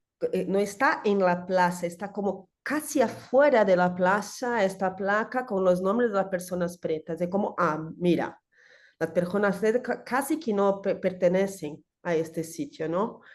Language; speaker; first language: Spanish; non-native, learner; Portuguese